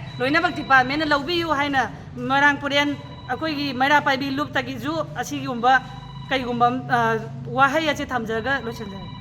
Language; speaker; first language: Manipuri; native; Manipuri